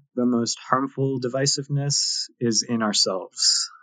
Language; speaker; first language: English; native; English